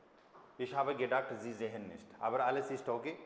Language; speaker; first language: German; non-native, fluent; Hindi